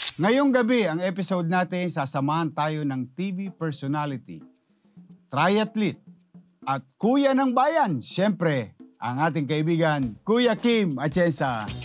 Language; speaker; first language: Filipino; native; Filipino